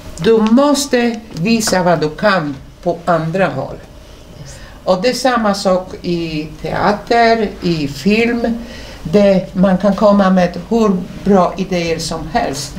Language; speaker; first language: Swedish; non-native, fluent; Polish